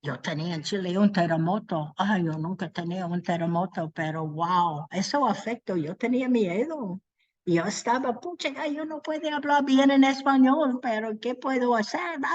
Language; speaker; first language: Spanish; non-native, learner; English